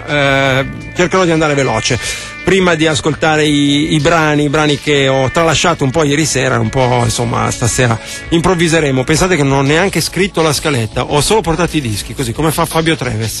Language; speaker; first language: Italian; native; Italian